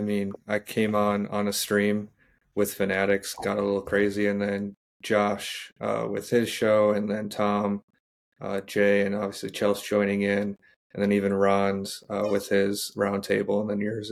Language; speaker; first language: English; native; English